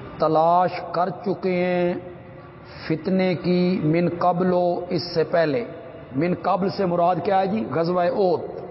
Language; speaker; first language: Urdu; non-native, local second language; Punjabi